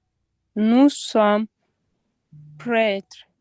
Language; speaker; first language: French; non-native, learner; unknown